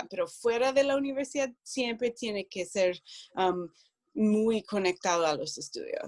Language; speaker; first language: Spanish; non-native, fluent; English